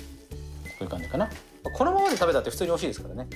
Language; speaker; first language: Japanese; native; Japanese